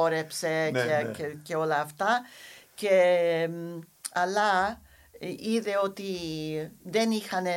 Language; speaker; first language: Greek; non-native, fluent; English